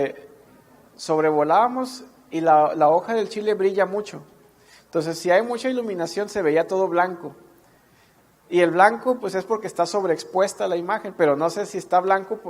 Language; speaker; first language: Spanish; native; Spanish